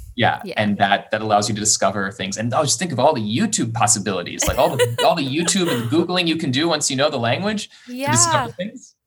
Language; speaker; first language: English; early bilingual, other home language; Persian